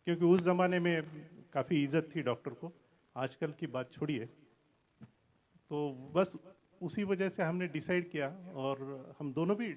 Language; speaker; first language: Hindi; non-native, local second language; Marathi